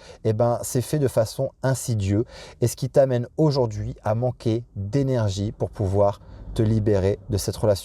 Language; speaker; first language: French; native; French